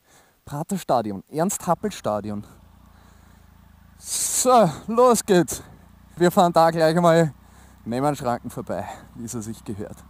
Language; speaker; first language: German; native; German